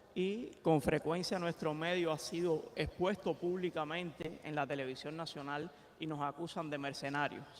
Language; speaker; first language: Spanish; native; Spanish